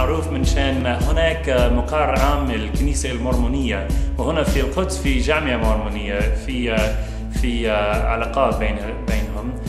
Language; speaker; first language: Arabic; non-native, fluent; English